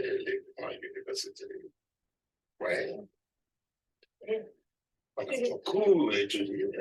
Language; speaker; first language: French; non-native, learner; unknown